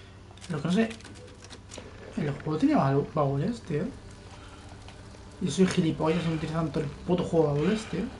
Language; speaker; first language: Spanish; native; Spanish